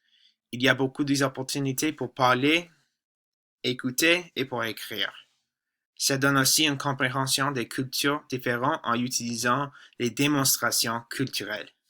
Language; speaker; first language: French; non-native, learner; English